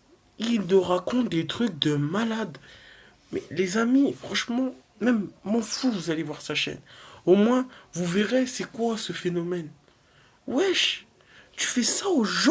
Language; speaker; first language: French; native; French